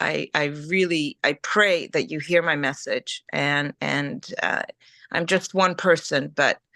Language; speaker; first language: English; early bilingual, other home language; Ukrainian